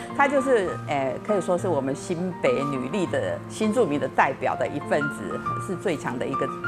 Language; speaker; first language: Chinese; native; Chinese